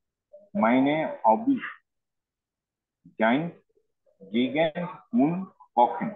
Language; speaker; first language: German; non-native, learner; Bangla